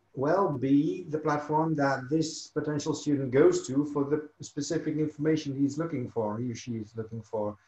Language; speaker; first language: English; non-native, fluent; Dutch